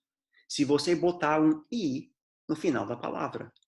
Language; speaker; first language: Portuguese; non-native, fluent; English